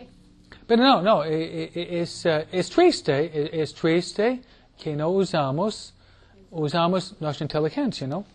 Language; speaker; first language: Spanish; non-native, fluent; English